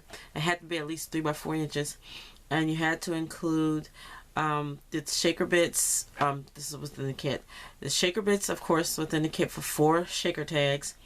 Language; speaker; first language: English; native; English